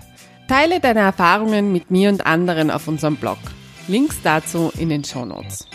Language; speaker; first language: German; native; German